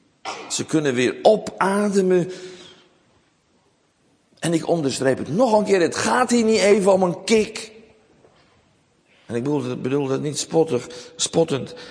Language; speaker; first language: Dutch; native; Dutch